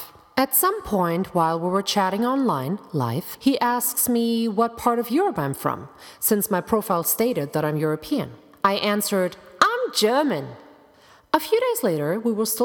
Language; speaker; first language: English; non-native, fluent; German